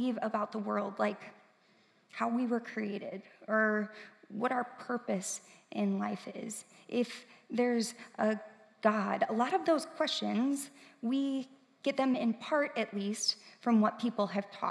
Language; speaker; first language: English; native; English